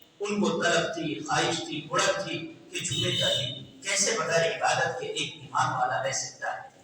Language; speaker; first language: Urdu; native; Urdu